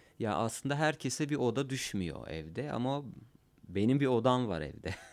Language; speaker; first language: Turkish; non-native, local second language; Kurdish